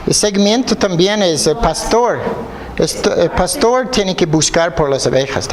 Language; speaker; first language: Spanish; non-native, fluent; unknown